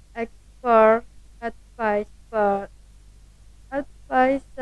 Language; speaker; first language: English; non-native, learner; Indonesian